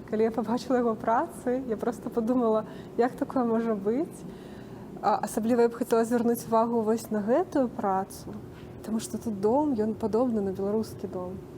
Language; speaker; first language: Belarusian; non-native, local second language; Russian